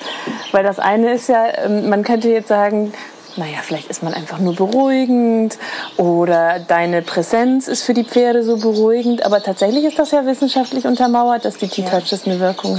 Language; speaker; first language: German; native; German